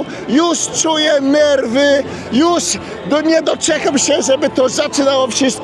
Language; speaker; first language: Polish; non-native, learner; English